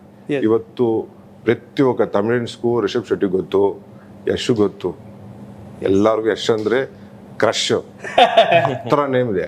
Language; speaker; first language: Kannada; non-native, learner; Tamil